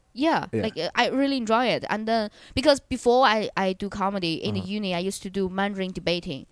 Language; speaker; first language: English; non-native, fluent; Chinese